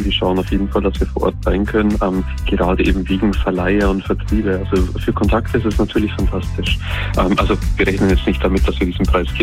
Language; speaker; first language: German; native; German